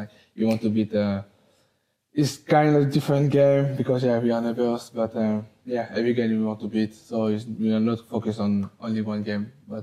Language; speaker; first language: English; non-native, learner; French